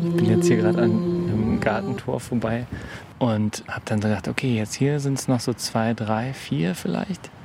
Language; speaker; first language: German; native; German